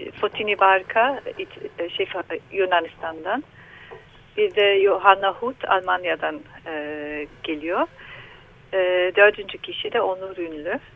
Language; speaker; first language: Turkish; non-native, learner; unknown